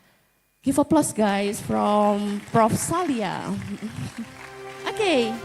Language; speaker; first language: English; non-native, local second language; Indonesian